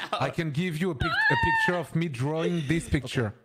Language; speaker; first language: English; non-native, fluent; French